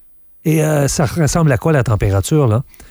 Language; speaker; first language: French; native; French